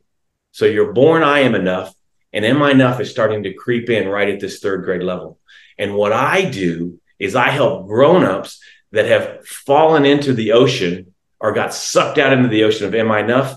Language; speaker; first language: English; native; English